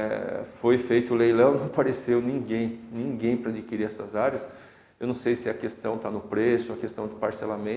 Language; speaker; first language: Portuguese; native; Portuguese